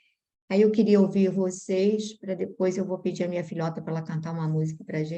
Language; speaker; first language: Portuguese; native; Portuguese